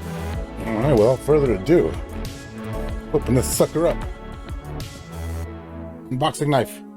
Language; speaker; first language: English; native; English